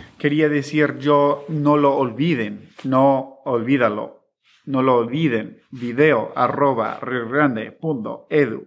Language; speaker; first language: Spanish; non-native, fluent; English